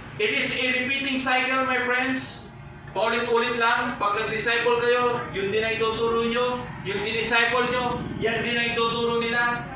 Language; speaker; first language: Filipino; non-native, local second language; Pampanga